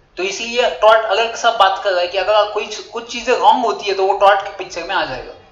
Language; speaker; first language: Hindi; non-native, local second language; Marathi